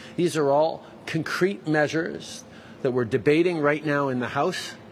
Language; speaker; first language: English; early bilingual, other home language; French